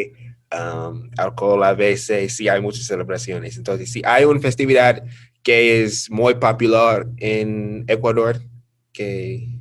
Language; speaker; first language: Spanish; non-native, learner; English